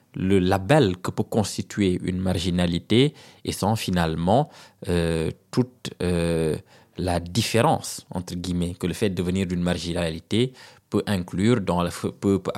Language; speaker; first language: French; non-native, local second language; Serer